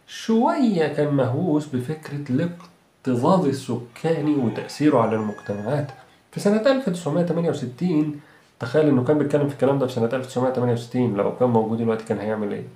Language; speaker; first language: Arabic; native; Arabic